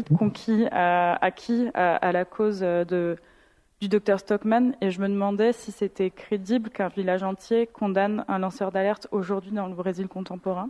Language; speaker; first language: French; native; French